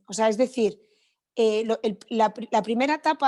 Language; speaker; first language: Spanish; native; Spanish